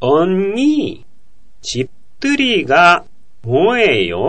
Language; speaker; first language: Korean; non-native, fluent; Japanese